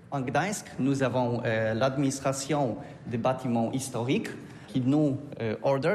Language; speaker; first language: French; non-native, learner; Polish